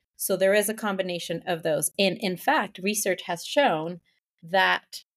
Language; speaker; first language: English; non-native, fluent; Spanish